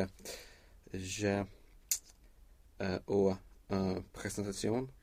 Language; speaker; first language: French; non-native, learner; Swedish